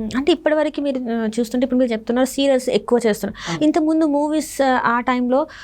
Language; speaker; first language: Telugu; native; Telugu